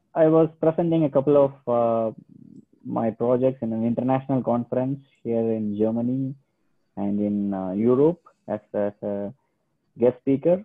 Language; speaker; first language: English; non-native, local second language; Tamil